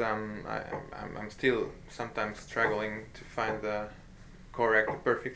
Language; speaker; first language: English; non-native, fluent; Hungarian